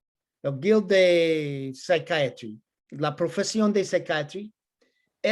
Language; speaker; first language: Spanish; non-native, learner; English